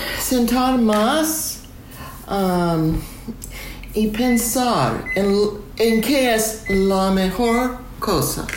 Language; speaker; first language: Spanish; non-native, learner; English